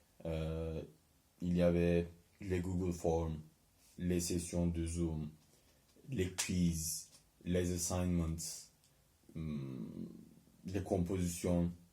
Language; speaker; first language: French; non-native, learner; Turkish